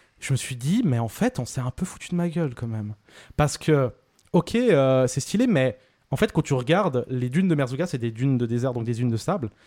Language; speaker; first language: French; early bilingual, other home language; Spanish